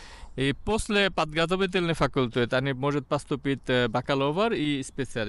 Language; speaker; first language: Russian; non-native, learner; Bangla